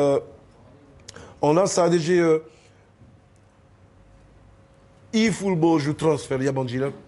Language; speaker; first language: Turkish; non-native, learner; French